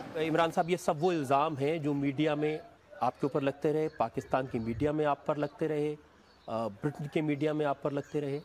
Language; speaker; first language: Hindi; native; Hindi